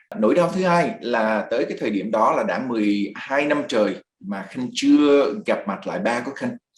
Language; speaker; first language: Vietnamese; early bilingual, other home language; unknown